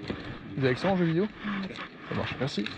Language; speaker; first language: French; native; French